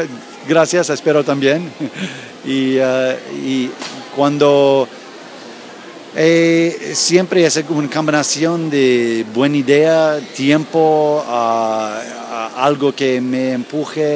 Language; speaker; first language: Spanish; non-native, learner; English